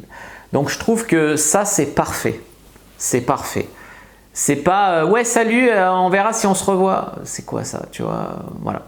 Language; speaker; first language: French; native; French